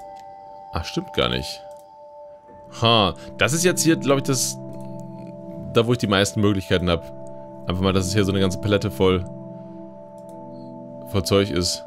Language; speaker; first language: German; native; German